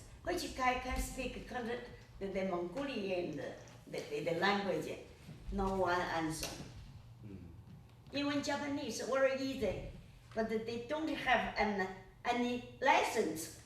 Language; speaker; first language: English; non-native, learner; Chinese